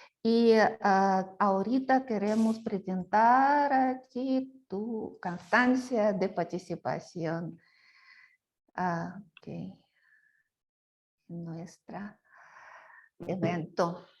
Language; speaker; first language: Spanish; non-native, fluent; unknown